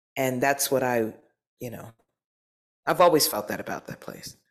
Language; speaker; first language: English; native; English